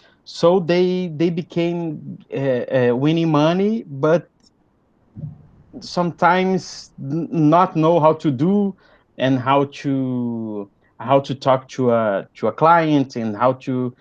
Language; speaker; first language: English; non-native, fluent; Portuguese